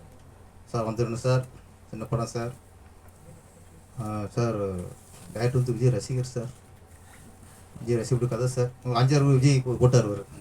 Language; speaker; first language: Tamil; native; Tamil